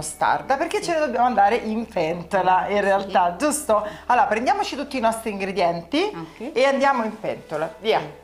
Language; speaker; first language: Italian; native; Italian